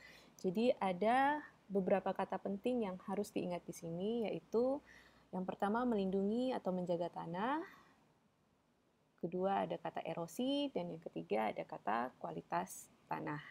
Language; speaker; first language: Indonesian; native; Indonesian